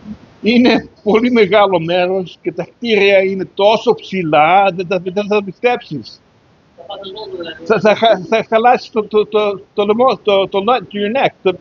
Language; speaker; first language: Greek; early bilingual, heritage; Greek